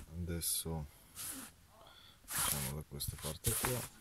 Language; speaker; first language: Italian; non-native, fluent; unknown